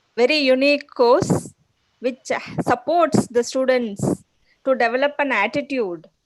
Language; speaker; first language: English; non-native, local second language; Tamil